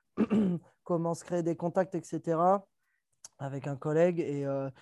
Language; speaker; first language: French; native; French